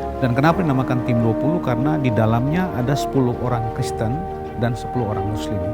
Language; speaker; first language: Indonesian; native; Indonesian